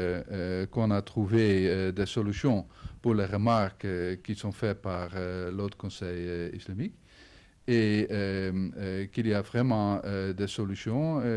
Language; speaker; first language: French; non-native, fluent; Dutch